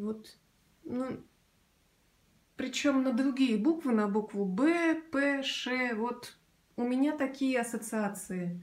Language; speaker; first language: Russian; native; Russian